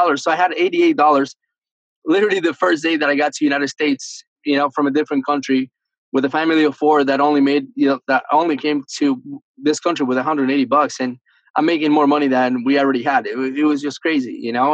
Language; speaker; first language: English; early bilingual, other home language; Spanish